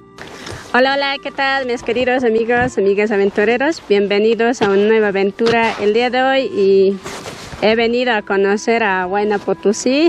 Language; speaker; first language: Spanish; native; Spanish